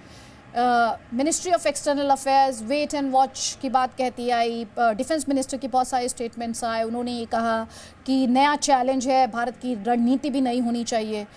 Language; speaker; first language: Hindi; native; Hindi